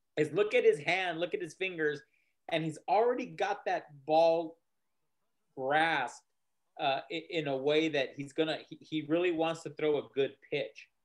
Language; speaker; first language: English; native; English